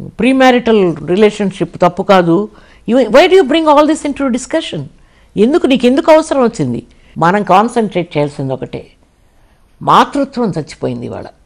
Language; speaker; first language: Telugu; non-native, local second language; English